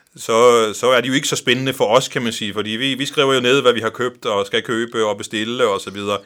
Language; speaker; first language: Danish; non-native, local second language; Faroese